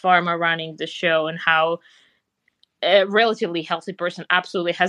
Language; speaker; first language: English; non-native, fluent; Russian